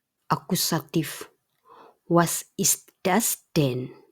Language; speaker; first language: German; non-native, fluent; Indonesian